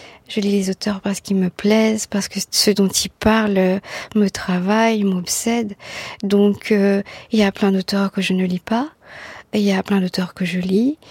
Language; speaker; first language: French; non-native, local second language; Morisyen